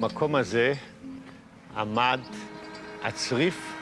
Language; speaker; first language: Hebrew; non-native, fluent; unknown